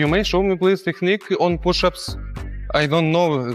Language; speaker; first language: English; non-native, learner; Russian